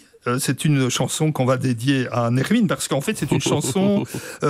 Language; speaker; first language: French; native; French